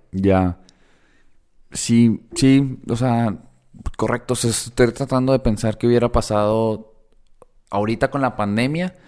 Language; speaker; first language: Spanish; native; Spanish